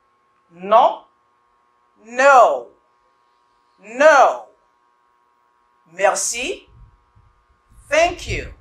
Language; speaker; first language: English; non-native, fluent; Haitian Creole